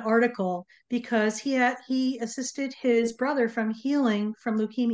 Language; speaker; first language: English; native; English